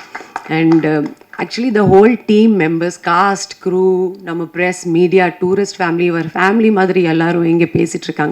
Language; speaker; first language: Tamil; non-native, fluent; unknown